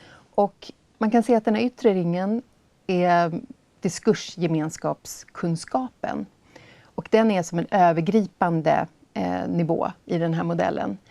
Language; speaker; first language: Swedish; native; Swedish